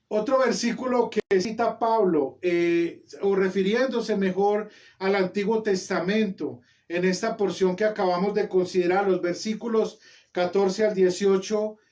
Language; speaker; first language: Spanish; native; Spanish